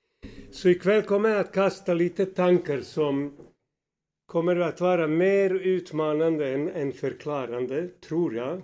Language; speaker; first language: Swedish; non-native, fluent; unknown